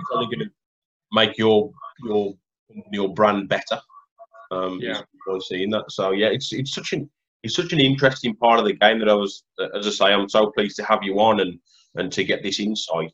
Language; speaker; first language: English; native; English